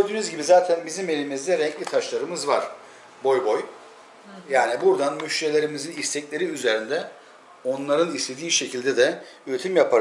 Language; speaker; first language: Turkish; native; Turkish